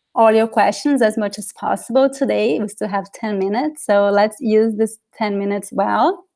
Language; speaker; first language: English; non-native, fluent; Portuguese